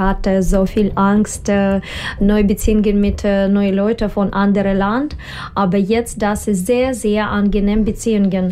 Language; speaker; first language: German; non-native, learner; Russian